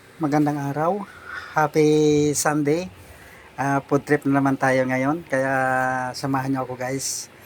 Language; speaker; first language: Filipino; native; Filipino